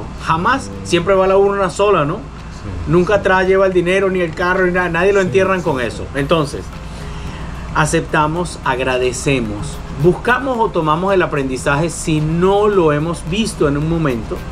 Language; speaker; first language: Spanish; native; Spanish